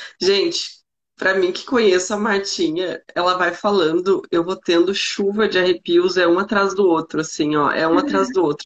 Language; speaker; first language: Portuguese; native; Portuguese